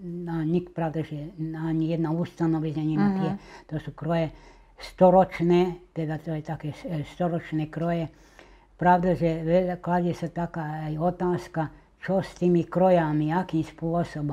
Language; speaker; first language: Slovak; native; Slovak